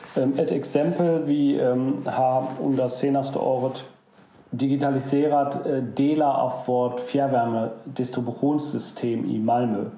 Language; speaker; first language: Swedish; non-native, fluent; German